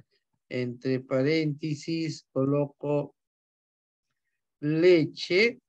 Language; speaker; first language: Spanish; native; Spanish